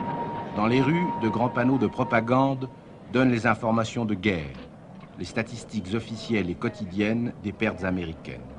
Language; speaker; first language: French; native; French